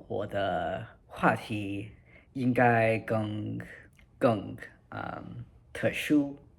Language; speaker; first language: Chinese; non-native, learner; English